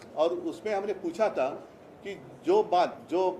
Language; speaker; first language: Hindi; non-native, local second language; Marathi